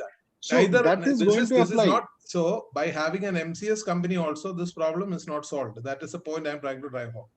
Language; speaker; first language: English; non-native, local second language; Malayalam